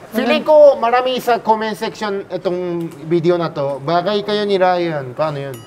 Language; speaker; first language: Filipino; non-native, fluent; Korean